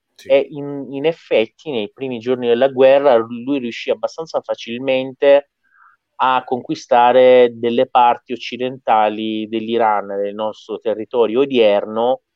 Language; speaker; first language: Italian; non-native, fluent; Persian